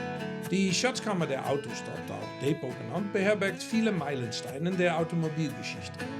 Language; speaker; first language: German; native; German